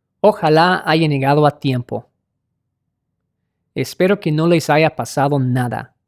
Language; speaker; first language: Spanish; non-native, learner; English